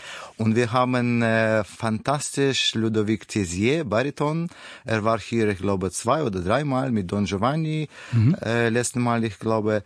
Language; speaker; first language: German; non-native, learner; Russian